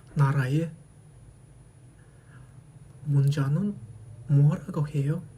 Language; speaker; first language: Korean; non-native, fluent; Kazakh